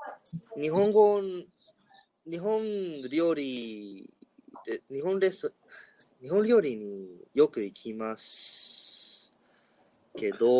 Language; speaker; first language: Japanese; non-native, learner; Spanish